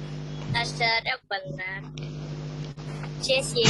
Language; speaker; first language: Chinese; non-native, learner; Indonesian